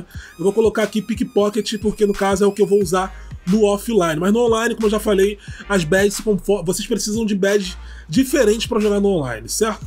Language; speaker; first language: Portuguese; native; Portuguese